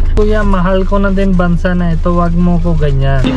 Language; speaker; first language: Filipino; non-native, learner; Hindi